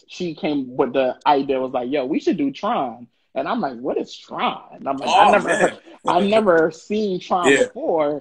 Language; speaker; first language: English; native; English